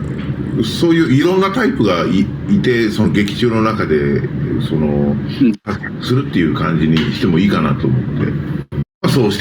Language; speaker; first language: Japanese; native; Japanese